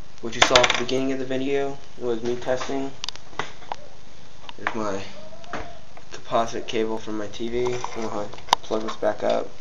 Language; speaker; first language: English; native; English